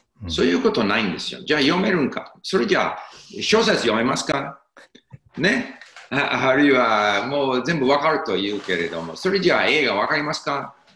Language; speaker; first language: Japanese; non-native, fluent; English